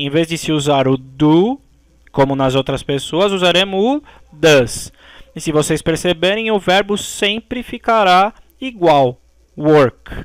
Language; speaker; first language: Portuguese; native; Portuguese